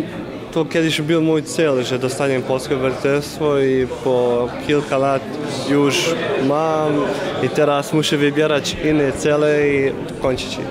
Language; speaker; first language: Polish; non-native, fluent; Bosnian